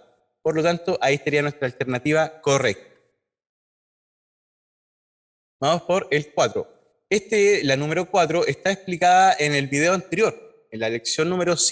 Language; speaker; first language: Spanish; native; Spanish